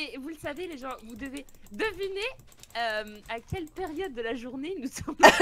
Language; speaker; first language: French; native; French